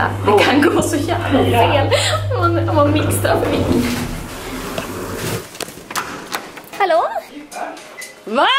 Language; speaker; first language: Swedish; native; Swedish